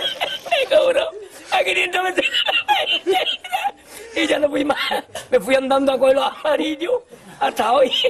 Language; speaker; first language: Spanish; native; Spanish